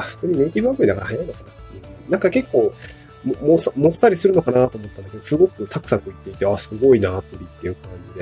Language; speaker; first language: Japanese; native; Japanese